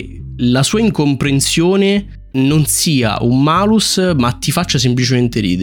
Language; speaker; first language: Italian; native; Italian